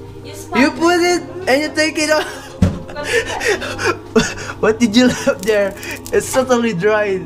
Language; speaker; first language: English; non-native, learner; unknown